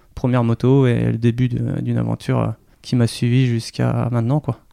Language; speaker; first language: French; native; French